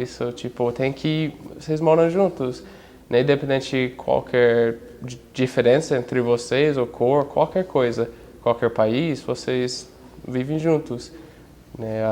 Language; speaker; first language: Portuguese; non-native, fluent; English